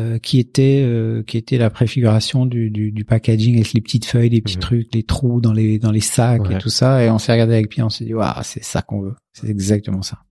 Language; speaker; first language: French; native; French